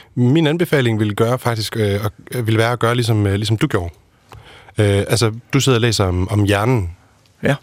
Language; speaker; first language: Danish; native; Danish